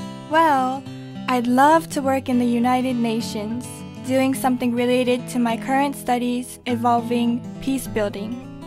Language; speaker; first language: English; early bilingual, other home language; Japanese